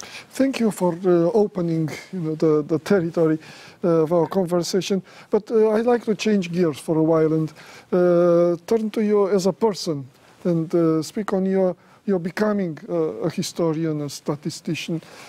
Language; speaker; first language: English; non-native, fluent; Romanian